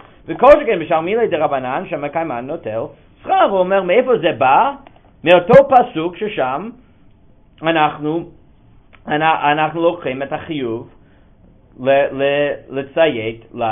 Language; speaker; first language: Hebrew; non-native, fluent; English